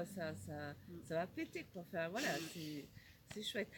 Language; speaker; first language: French; non-native, fluent; Spanish